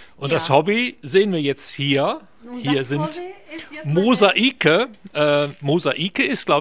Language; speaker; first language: German; native; German